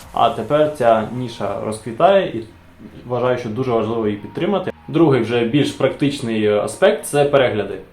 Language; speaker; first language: Ukrainian; non-native, local second language; Russian